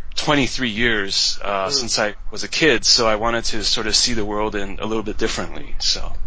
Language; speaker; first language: English; native; English